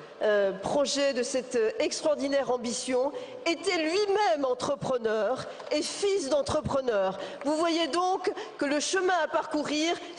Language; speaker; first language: French; native; French